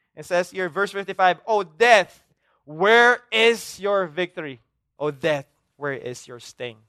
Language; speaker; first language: English; non-native, local second language; Hiligaynon